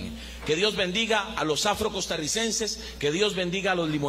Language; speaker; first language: Spanish; native; Spanish